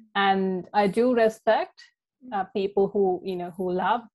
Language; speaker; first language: English; non-native, local second language; Sinhala